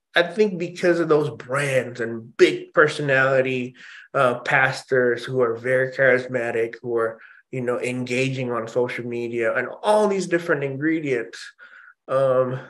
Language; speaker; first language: English; early bilingual, other home language; Indonesian